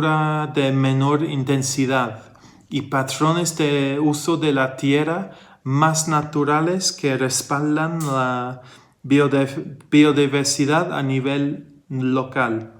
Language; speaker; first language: Spanish; non-native, fluent; English